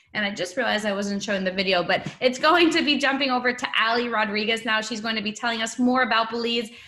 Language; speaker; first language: English; native; English